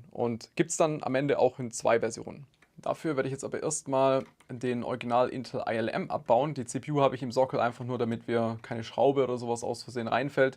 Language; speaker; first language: German; native; German